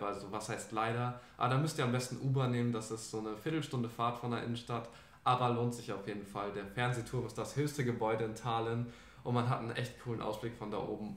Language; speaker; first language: German; native; German